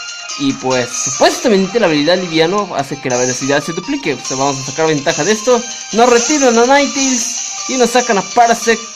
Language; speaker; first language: Spanish; native; Spanish